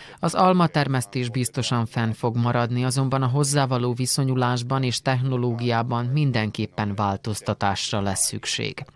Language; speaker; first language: Hungarian; native; Hungarian